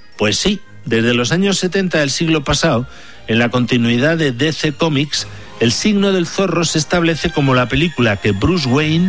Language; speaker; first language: Spanish; native; Spanish